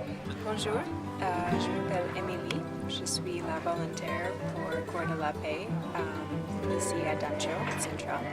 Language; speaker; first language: French; non-native, learner; English